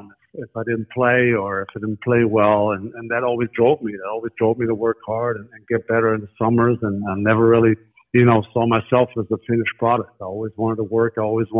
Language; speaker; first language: English; non-native, fluent; German